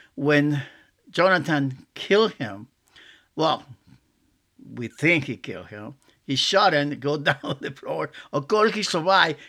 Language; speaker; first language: English; non-native, fluent; Spanish